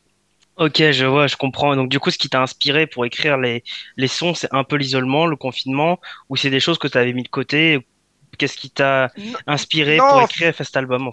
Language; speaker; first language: French; native; French